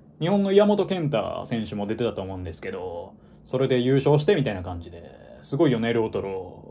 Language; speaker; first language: Japanese; native; Japanese